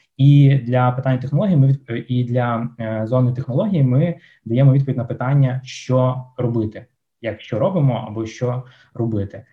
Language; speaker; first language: Ukrainian; non-native, local second language; Russian